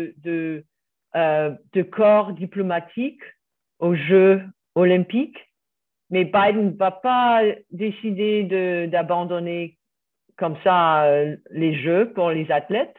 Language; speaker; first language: French; non-native, fluent; English